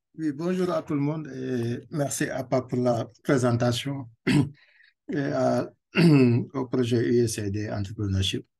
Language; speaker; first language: French; non-native, local second language; Wolof